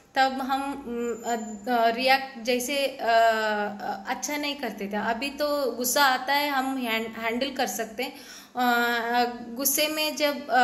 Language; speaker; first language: Hindi; non-native, local second language; Tamil